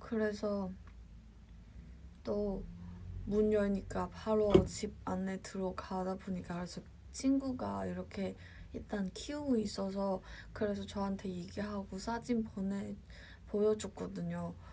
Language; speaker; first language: Korean; non-native, fluent; Cantonese